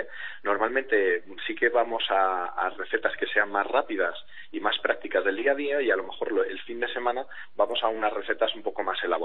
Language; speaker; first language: Spanish; native; Spanish